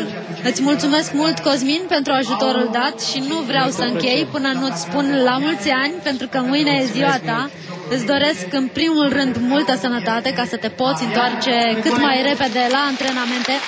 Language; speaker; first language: Romanian; native; Romanian